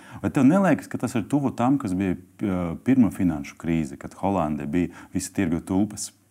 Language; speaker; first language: Latvian; non-native, local second language; Russian